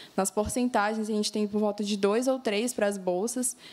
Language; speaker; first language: Portuguese; native; Portuguese